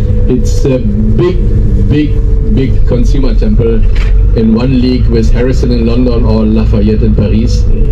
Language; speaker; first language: English; non-native, fluent; German